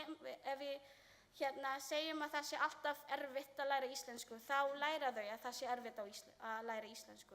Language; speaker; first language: Icelandic; non-native, learner; Filipino